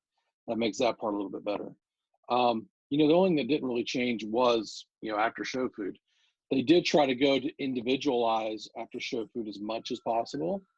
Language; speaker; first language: English; native; English